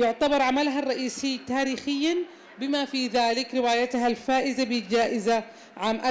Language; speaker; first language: Arabic; native; Arabic